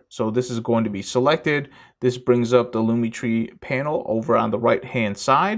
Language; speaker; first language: English; native; English